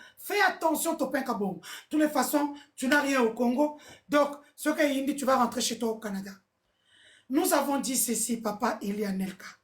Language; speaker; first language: French; non-native, local second language; Lingala